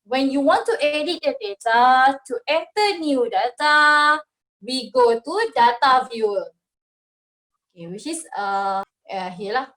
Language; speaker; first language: English; non-native, local second language; Malay